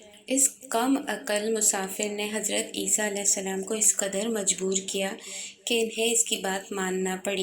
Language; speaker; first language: Urdu; native; Urdu